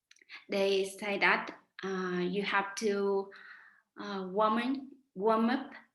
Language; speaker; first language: English; non-native, learner; Vietnamese